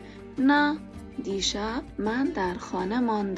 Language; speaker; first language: Persian; non-native, fluent; Arabic